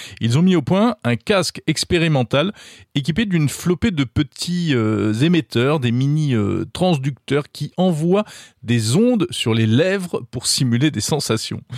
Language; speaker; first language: French; native; French